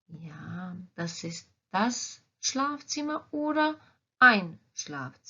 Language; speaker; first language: German; non-native, fluent; Croatian